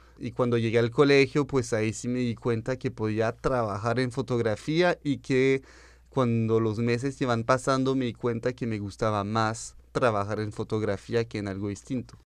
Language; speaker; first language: Spanish; early bilingual, heritage; French